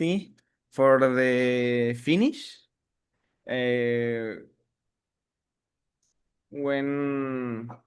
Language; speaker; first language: English; non-native, learner; Spanish